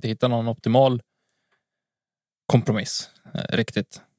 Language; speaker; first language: Swedish; native; Swedish